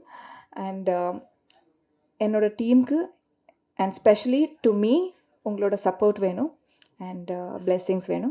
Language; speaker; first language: Tamil; non-native, learner; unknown